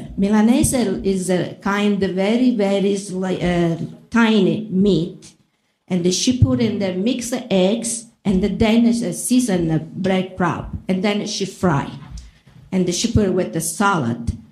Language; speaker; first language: English; non-native, learner; Italian